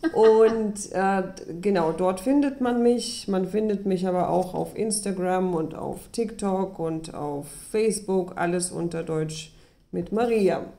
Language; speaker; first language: German; early bilingual, other home language; Russian